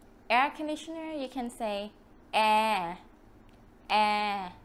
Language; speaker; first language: English; non-native, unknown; Thai